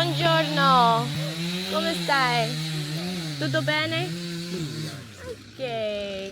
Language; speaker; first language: Italian; non-native, learner; English